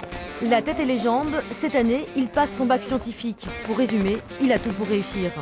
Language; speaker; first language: French; native; French